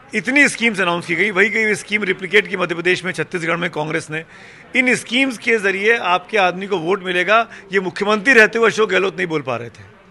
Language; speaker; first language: Hindi; native; Hindi